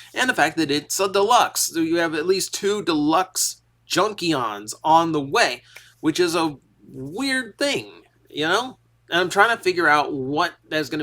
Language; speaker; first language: English; native; English